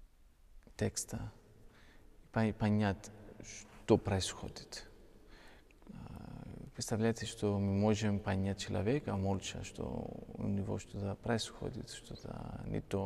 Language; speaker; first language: Russian; non-native, fluent; Greek